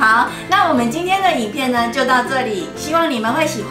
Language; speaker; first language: Chinese; native; Chinese